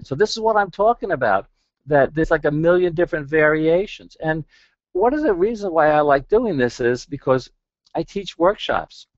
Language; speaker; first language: English; native; English